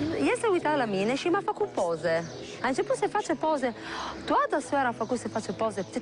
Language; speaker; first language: Romanian; non-native, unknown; Italian